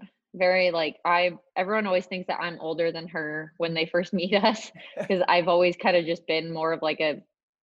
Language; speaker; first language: English; native; English